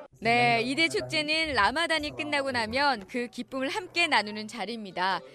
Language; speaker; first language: Korean; native; Korean